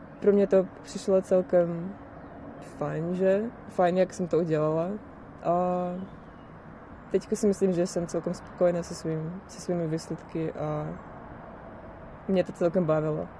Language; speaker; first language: Czech; non-native, fluent; Russian